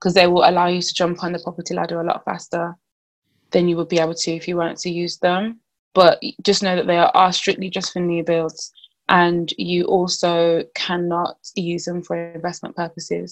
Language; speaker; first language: English; native; English